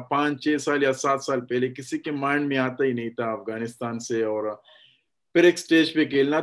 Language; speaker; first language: Hindi; non-native, fluent; Pashto